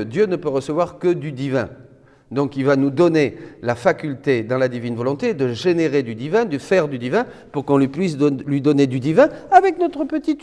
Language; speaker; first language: French; native; French